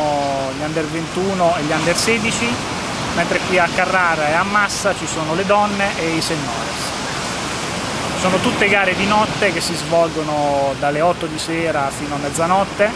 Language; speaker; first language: Italian; native; Italian